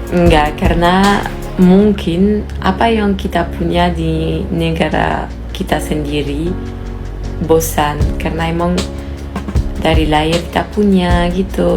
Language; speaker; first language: Indonesian; non-native, fluent; French